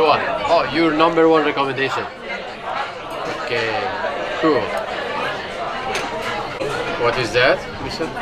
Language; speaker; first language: English; non-native, fluent; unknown